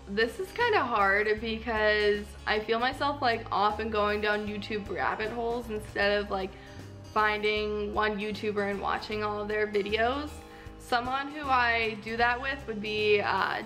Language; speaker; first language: English; native; English